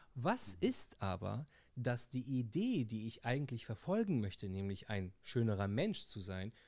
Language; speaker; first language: German; early bilingual, heritage; Arabic